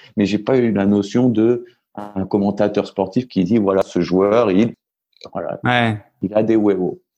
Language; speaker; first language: French; native; French